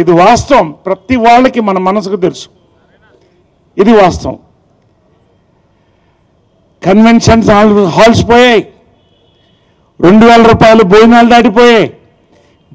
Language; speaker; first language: Telugu; native; Telugu